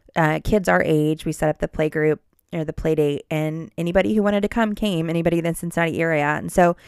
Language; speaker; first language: English; native; English